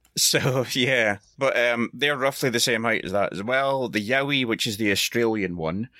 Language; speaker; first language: English; native; English